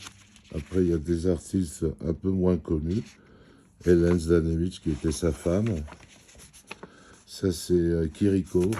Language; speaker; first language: French; non-native, fluent; Georgian